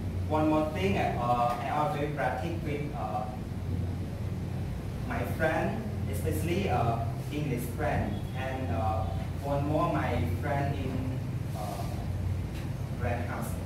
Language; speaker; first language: English; non-native, learner; Khmer